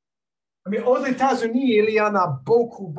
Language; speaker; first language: French; non-native, learner; English